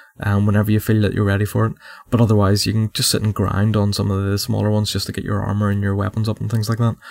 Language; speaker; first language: English; native; English